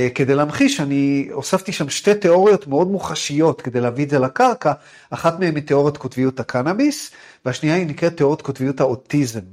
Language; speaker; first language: Hebrew; native; Hebrew